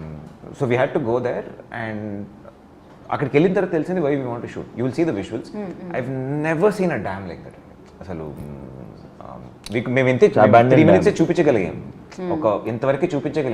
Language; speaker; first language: Telugu; native; Telugu